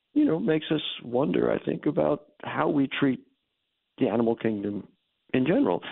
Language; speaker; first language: English; native; English